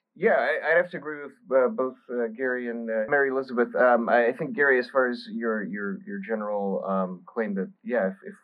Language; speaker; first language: English; early bilingual, other home language; Bulgarian